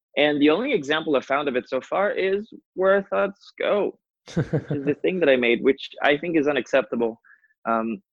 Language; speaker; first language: English; non-native, fluent; Portuguese